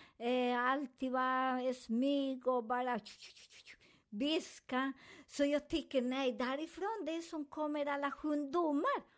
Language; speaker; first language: Swedish; non-native, learner; Spanish